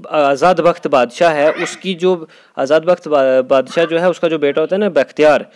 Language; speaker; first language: Urdu; non-native, local second language; Kashmiri